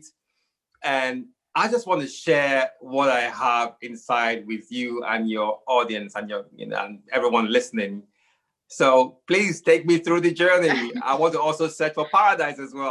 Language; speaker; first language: English; non-native, local second language; Igbo